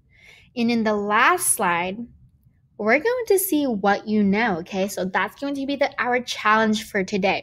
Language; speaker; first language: English; native; English